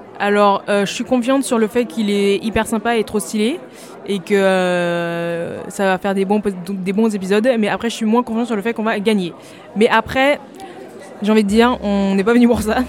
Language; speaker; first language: French; native; French